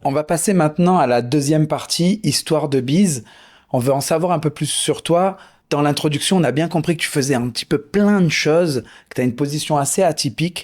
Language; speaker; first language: French; native; French